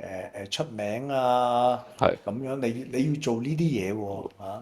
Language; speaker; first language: Cantonese; native; Cantonese